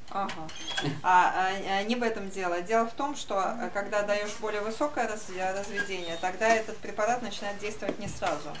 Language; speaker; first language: Russian; native; Russian